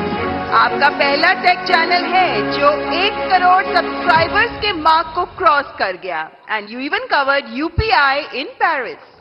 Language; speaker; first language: Hindi; native; Hindi